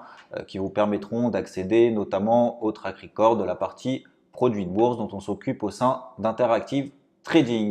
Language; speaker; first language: French; native; French